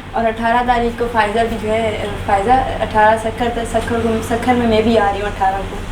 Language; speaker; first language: Urdu; native; Urdu